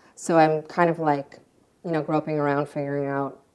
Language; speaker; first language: English; early bilingual, other home language; Russian